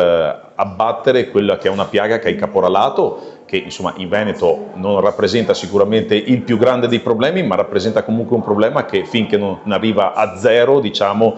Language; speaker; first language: Italian; native; Italian